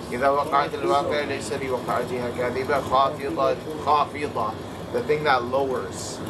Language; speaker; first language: Arabic; early bilingual, heritage; Arabic